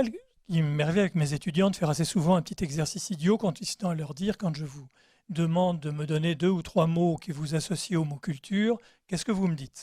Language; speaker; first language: French; native; French